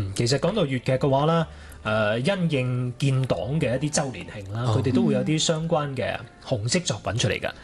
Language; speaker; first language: Cantonese; native; Cantonese